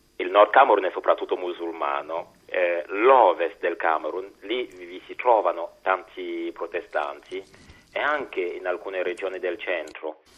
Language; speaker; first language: Italian; non-native, fluent; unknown